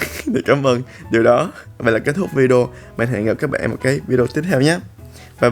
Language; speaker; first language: Vietnamese; native; Vietnamese